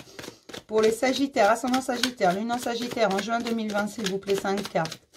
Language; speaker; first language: French; native; French